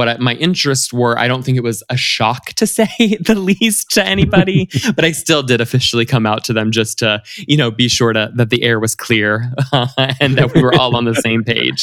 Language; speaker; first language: English; native; English